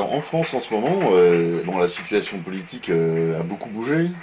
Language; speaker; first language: French; native; French